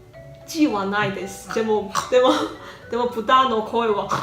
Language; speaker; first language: Japanese; non-native, learner; Chinese